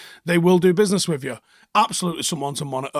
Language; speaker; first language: English; native; English